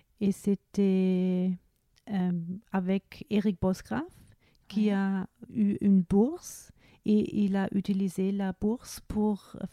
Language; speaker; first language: French; non-native, fluent; German